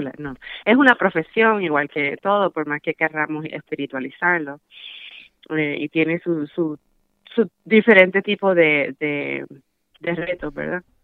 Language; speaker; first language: Spanish; early bilingual, heritage; Spanish